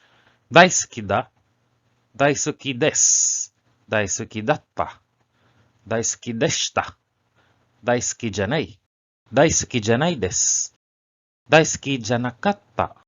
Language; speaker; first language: Japanese; non-native, learner; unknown